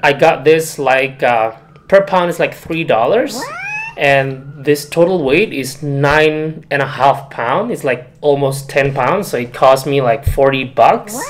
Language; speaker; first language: English; non-native, fluent; Indonesian